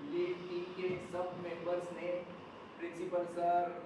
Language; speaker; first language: Hindi; non-native, local second language; Marathi